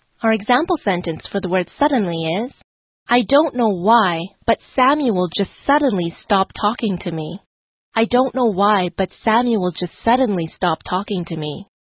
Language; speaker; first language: English; non-native, fluent; Chinese